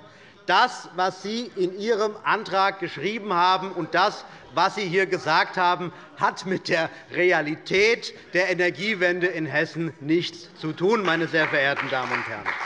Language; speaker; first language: German; native; German